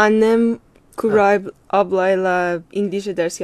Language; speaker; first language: Turkish; early bilingual, other home language; English